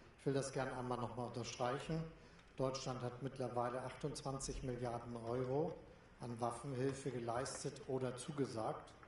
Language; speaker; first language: German; native; German